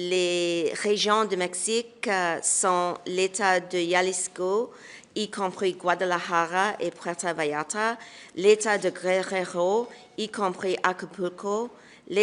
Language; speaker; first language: French; non-native, local second language; English